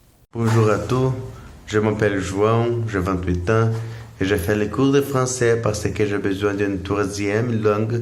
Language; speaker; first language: French; non-native, learner; Portuguese